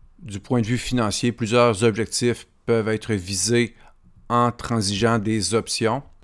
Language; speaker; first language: French; native; French